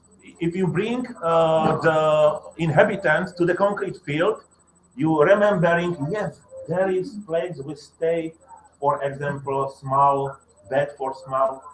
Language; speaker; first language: English; non-native, learner; Slovak